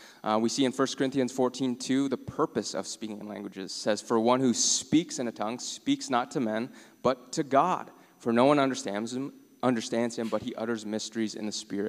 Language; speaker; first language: English; native; English